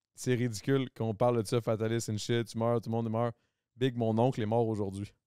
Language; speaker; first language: French; native; French